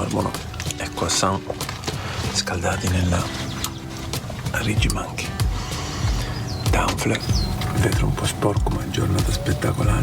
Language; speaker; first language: Italian; native; Italian